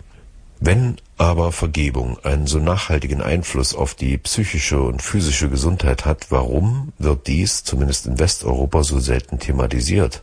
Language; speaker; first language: German; native; German